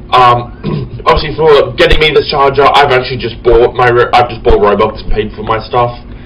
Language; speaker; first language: English; native; English